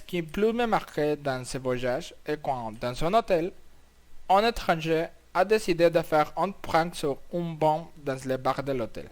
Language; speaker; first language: French; non-native, learner; Spanish